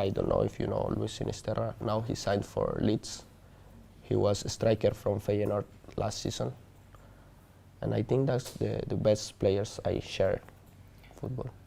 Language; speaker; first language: English; non-native, learner; Spanish